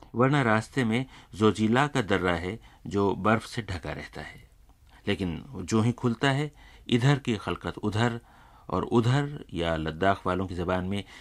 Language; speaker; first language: Urdu; native; Urdu